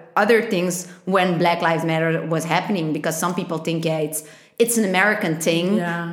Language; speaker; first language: English; non-native, fluent; Italian